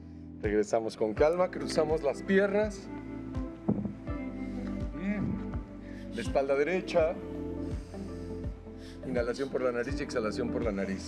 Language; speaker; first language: Spanish; native; Spanish